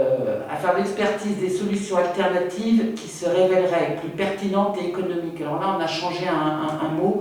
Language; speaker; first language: French; native; French